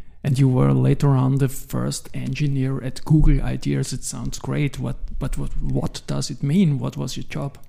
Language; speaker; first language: English; non-native, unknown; German